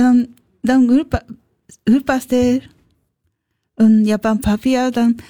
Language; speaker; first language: German; non-native, learner; Japanese